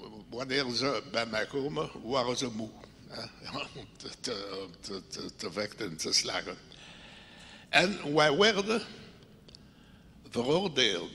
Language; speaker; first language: Dutch; non-native, local second language; French